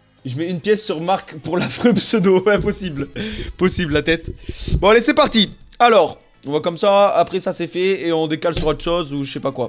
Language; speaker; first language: French; native; French